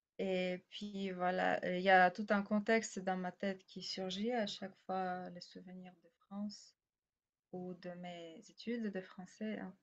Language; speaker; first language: French; non-native, fluent; Russian